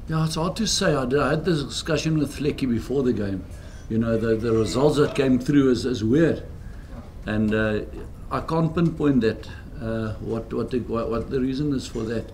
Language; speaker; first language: English; non-native, local second language; Afrikaans